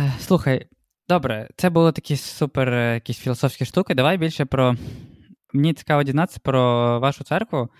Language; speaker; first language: Ukrainian; non-native, local second language; Russian